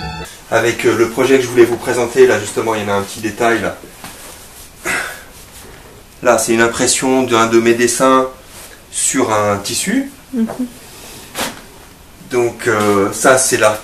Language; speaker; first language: French; native; French